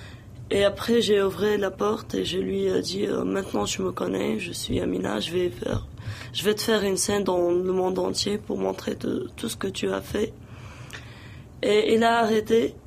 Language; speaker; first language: French; non-native, local second language; Arabic